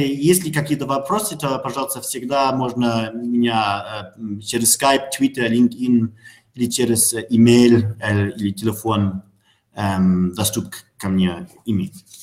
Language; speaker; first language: Russian; non-native, learner; German